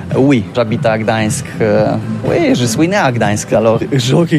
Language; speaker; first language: French; non-native, learner; Polish